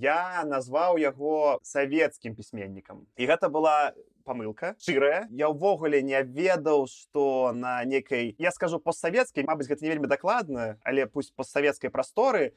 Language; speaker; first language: Belarusian; non-native, local second language; Russian